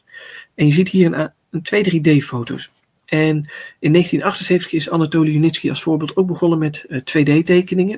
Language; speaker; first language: Dutch; native; Dutch